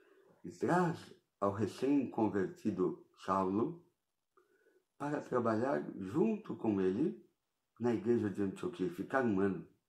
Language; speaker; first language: Portuguese; native; Portuguese